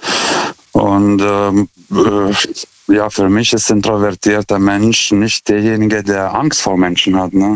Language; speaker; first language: German; non-native, fluent; Lithuanian